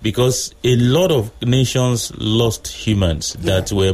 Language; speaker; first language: English; non-native, local second language; Yoruba